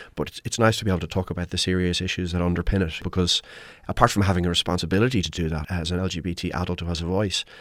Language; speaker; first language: English; native; English